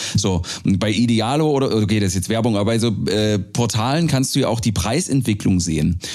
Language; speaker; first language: German; native; German